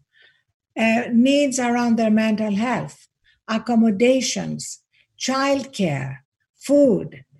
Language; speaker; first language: English; non-native, fluent; Greek